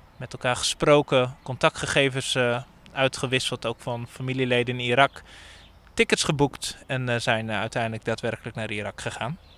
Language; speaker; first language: Dutch; native; Dutch